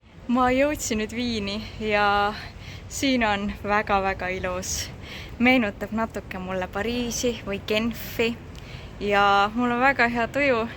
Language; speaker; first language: Estonian; native; Estonian